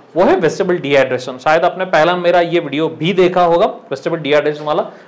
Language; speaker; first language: Hindi; non-native, local second language; Marathi